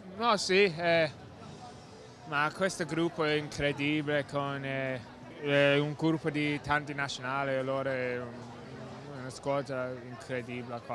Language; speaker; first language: Italian; non-native, learner; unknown